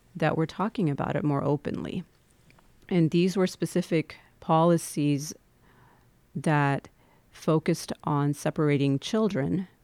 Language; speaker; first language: English; native; English